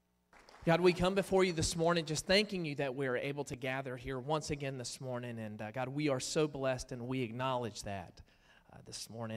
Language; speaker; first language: English; native; English